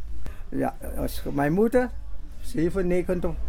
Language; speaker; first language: Dutch; non-native, learner; Chinese